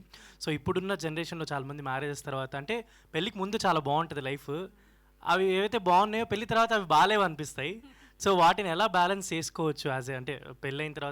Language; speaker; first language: Telugu; native; Telugu